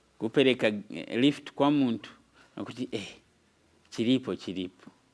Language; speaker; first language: Nyanja; non-native, fluent; Nyankole